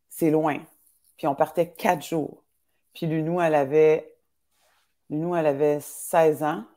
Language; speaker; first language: French; native; French